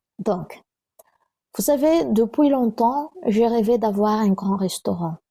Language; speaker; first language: French; non-native, local second language; Malagasy